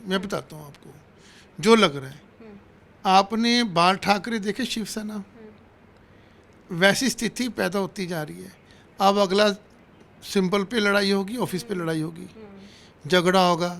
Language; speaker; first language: Hindi; non-native, local second language; Punjabi